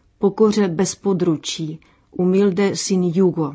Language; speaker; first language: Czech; non-native, fluent; Spanish